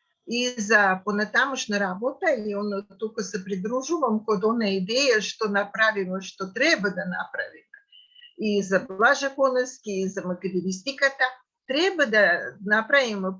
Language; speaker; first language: Macedonian; non-native, fluent; Russian